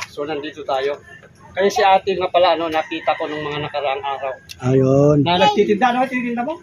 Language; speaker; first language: Filipino; native; Filipino